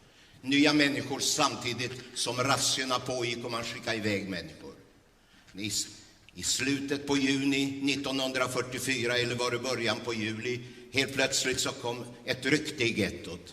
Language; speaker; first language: Swedish; early bilingual, other home language; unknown